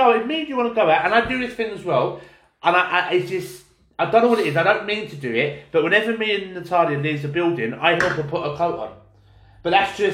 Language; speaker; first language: English; native; English